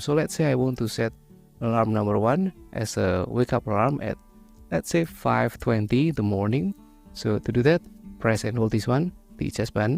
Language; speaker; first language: English; non-native, fluent; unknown